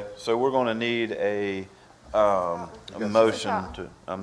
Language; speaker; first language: English; native; English